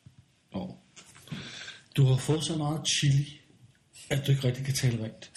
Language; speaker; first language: Danish; native; Danish